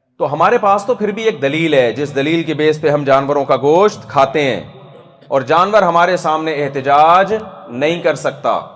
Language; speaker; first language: Urdu; native; Urdu